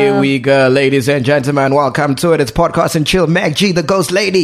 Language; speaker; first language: English; non-native, local second language; Venda